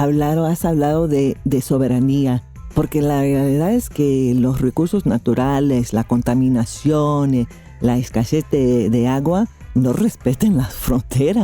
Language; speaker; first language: Spanish; non-native, fluent; English